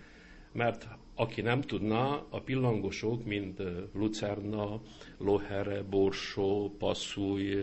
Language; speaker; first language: Hungarian; native; Hungarian